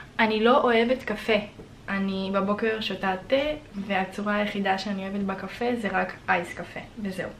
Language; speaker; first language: Hebrew; early bilingual, other home language; Russian